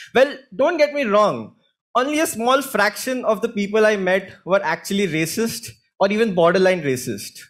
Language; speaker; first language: English; non-native, local second language; Hindi